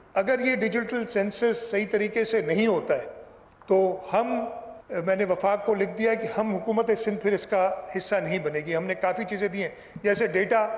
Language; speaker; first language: Urdu; non-native, local second language; Sindhi